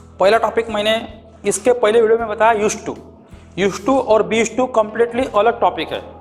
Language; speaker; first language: Hindi; non-native, local second language; Marathi